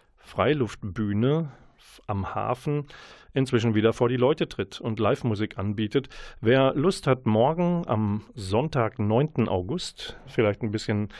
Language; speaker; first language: German; native; German